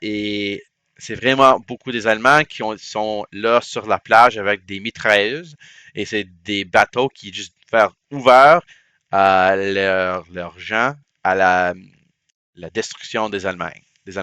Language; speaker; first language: French; non-native, local second language; English